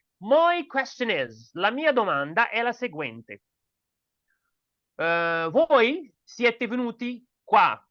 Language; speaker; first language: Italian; non-native, learner; Portuguese